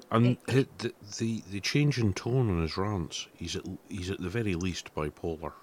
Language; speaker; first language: English; native; English